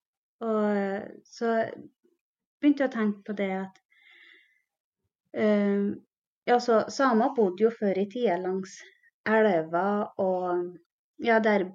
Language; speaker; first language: Norwegian; non-native, local second language; Northern Sami